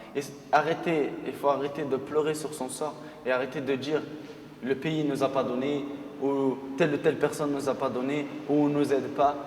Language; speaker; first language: French; early bilingual, other home language; Arabic